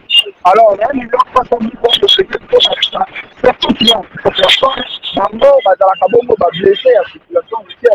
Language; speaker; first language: French; non-native, local second language; Lingala